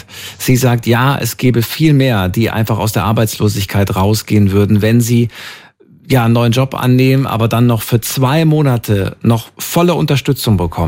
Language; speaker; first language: German; native; German